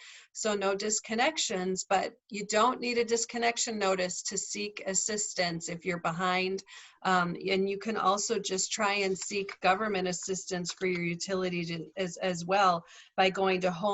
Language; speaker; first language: English; native; English